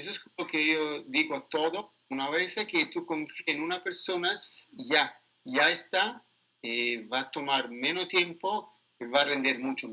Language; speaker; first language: Spanish; non-native, learner; Italian